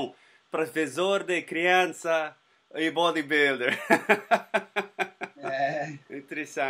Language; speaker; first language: Portuguese; non-native, learner; Spanish